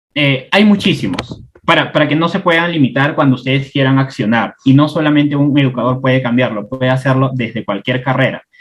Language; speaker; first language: Spanish; native; Spanish